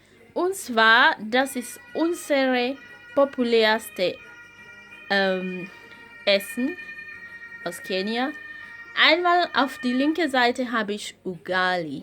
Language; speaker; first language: German; non-native, fluent; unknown